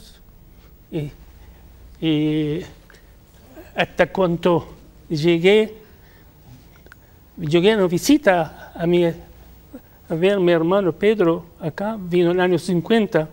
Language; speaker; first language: Spanish; non-native, fluent; Arabic